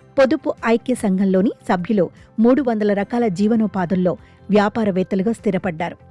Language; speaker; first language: Telugu; native; Telugu